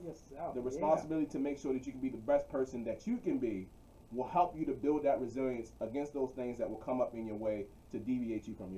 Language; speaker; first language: English; native; English